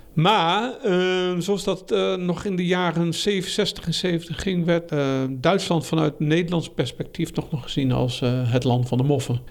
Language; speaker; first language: Dutch; early bilingual, other home language; German